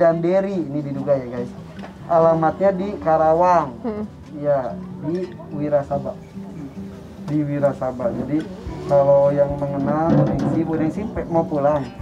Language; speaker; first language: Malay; non-native, local second language; Sundanese